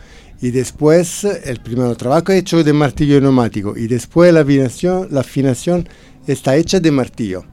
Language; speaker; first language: Spanish; non-native, fluent; Italian